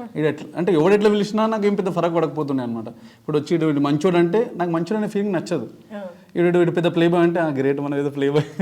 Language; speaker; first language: Telugu; native; Telugu